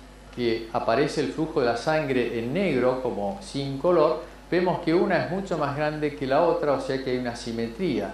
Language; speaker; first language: Spanish; native; Spanish